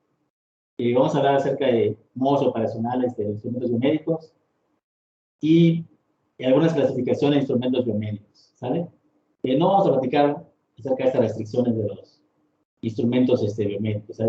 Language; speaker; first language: Spanish; native; Spanish